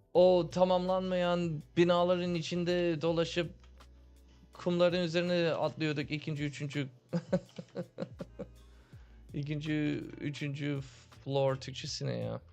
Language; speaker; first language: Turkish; early bilingual, heritage; Turkish